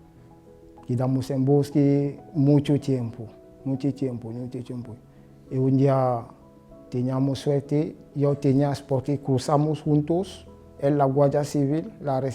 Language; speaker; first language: Spanish; non-native, learner; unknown